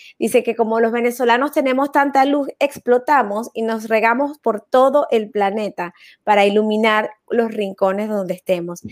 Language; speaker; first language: Spanish; native; Spanish